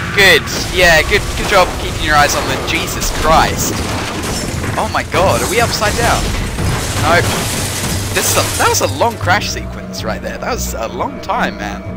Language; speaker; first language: English; native; English